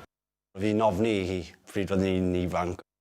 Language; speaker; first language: Welsh; non-native, local second language; English